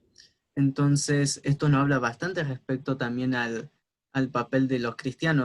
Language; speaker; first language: Spanish; native; Spanish